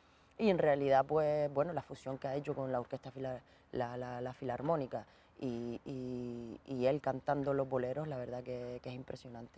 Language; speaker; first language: Spanish; native; Spanish